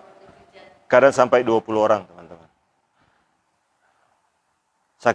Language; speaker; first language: Indonesian; native; Indonesian